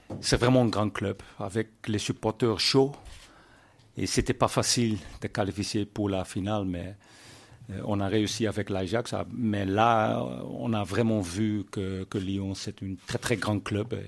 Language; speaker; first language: French; non-native, learner; Dutch